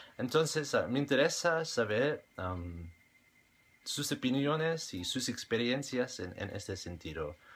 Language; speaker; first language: Spanish; non-native, learner; English